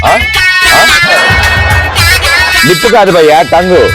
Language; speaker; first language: Telugu; native; Telugu